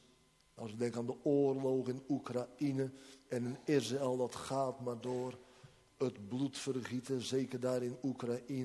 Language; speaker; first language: Dutch; native; Dutch